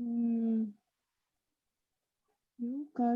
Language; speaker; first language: English; non-native, learner; Spanish